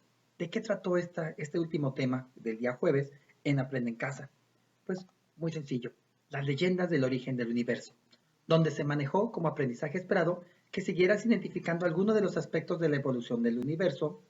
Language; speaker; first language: Spanish; native; Spanish